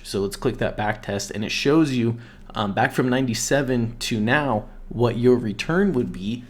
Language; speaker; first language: English; native; English